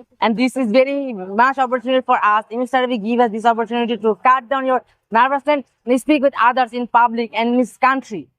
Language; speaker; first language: English; non-native, learner; Bangla